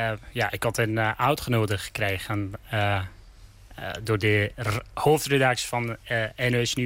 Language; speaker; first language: Dutch; non-native, learner; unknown